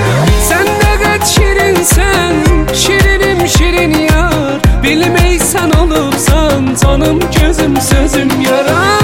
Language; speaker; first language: Azerbaijani; non-native, learner; Indonesian